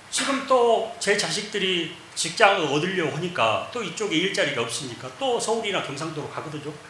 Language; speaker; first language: Korean; native; Korean